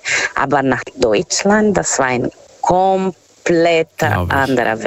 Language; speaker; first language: German; non-native, fluent; Portuguese